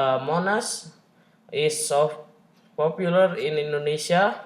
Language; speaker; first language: English; non-native, learner; Indonesian